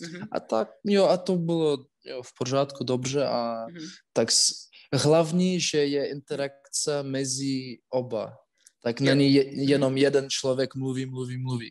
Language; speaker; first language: Czech; non-native, learner; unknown